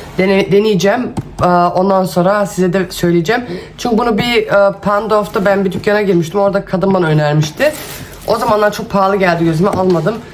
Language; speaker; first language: Turkish; early bilingual, heritage; Turkish